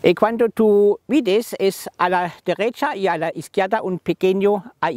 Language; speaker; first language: Spanish; non-native, learner; German